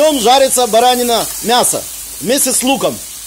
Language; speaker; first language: Russian; native; Russian